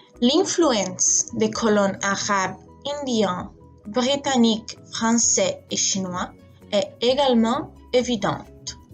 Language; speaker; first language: French; non-native, learner; English